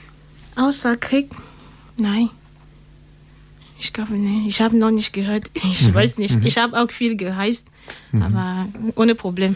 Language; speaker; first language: German; non-native, learner; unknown